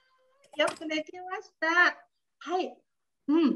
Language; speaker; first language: Japanese; non-native, fluent; Vietnamese